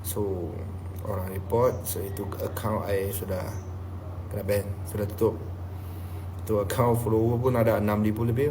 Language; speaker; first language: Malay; non-native, local second language; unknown